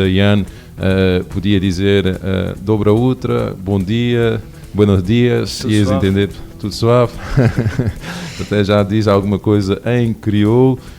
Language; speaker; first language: Portuguese; non-native, local second language; Kabuverdianu